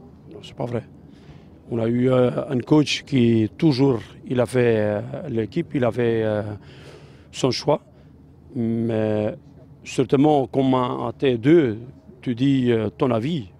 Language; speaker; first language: French; non-native, learner; Albanian